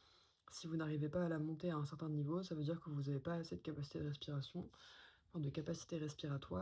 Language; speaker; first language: French; native; French